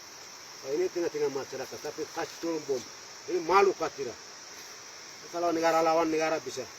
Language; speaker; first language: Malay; non-native, local second language; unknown